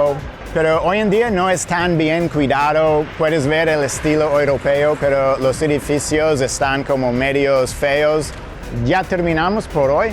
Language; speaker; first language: Spanish; non-native, fluent; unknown